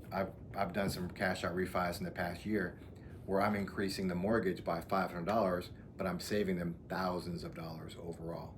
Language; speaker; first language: English; native; English